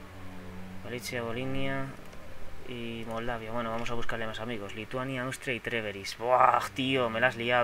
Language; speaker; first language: Spanish; native; Spanish